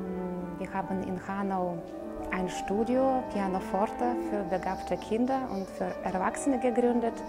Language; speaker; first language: German; non-native, fluent; Russian